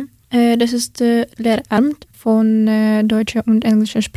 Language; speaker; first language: German; non-native, fluent; Ukrainian